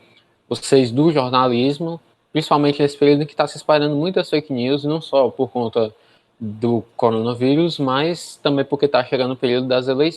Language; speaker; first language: Portuguese; native; Portuguese